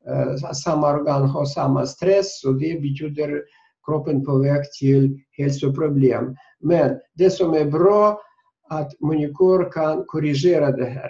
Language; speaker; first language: Swedish; non-native, fluent; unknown